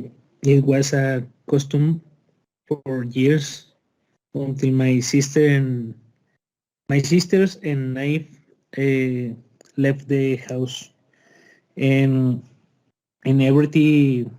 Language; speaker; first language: English; non-native, learner; Spanish